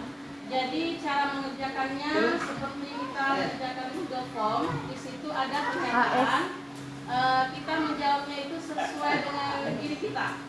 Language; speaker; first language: Indonesian; native; Indonesian